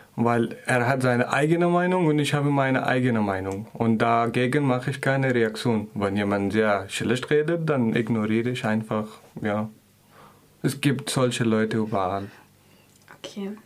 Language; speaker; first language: German; non-native, fluent; Persian